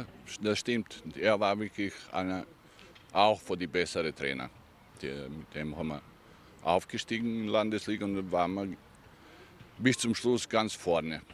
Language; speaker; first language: German; non-native, learner; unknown